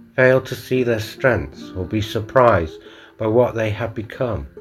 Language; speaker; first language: English; native; English